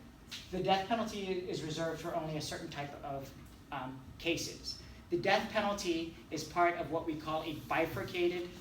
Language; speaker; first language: English; native; English